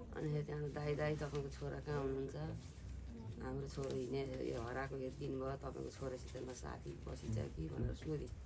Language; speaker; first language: Nepali; native; Nepali